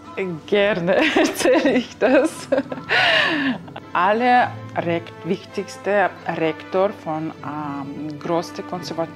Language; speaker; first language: German; non-native, fluent; Kazakh